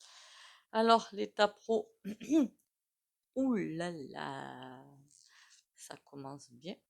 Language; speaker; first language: French; native; French